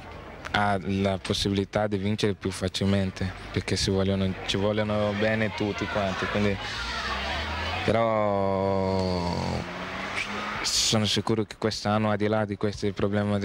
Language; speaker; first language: Italian; non-native, fluent; Portuguese